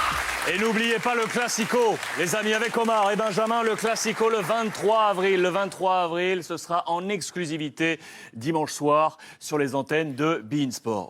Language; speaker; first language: French; native; French